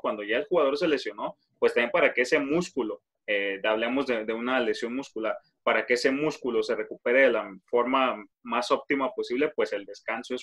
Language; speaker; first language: Spanish; native; Spanish